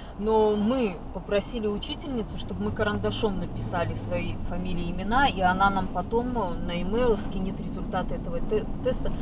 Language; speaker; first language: Russian; native; Russian